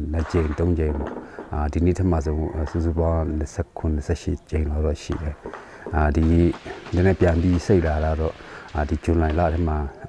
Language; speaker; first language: Burmese; non-native, local second language; Shwe Palaung